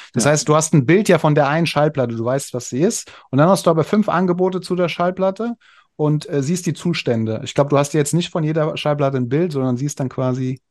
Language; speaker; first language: German; native; German